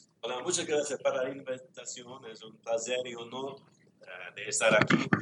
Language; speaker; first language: Spanish; non-native, learner; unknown